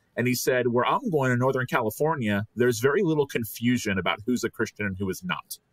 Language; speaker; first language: English; native; English